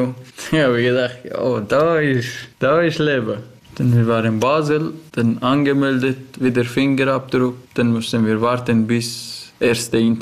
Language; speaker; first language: German; non-native, learner; Persian